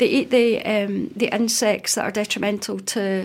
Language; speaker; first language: English; native; English